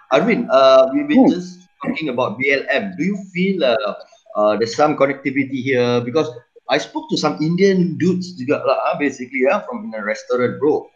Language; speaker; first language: English; non-native, local second language; Malay